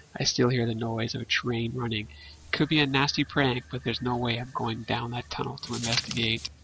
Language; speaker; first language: English; native; English